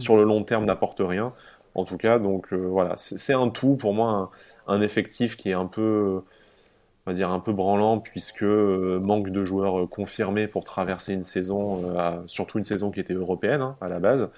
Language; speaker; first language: French; native; French